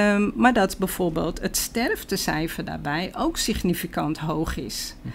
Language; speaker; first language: Dutch; native; Dutch